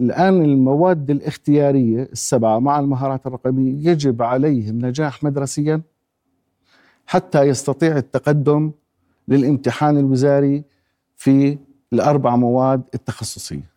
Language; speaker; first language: Arabic; native; Arabic